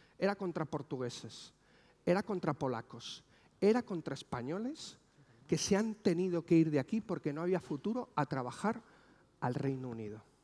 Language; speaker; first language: Spanish; native; Spanish